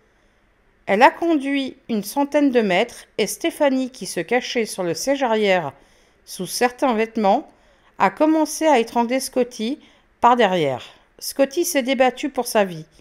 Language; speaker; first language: French; native; French